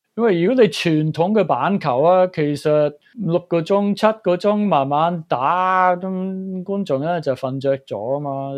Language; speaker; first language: Cantonese; early bilingual, heritage; Cantonese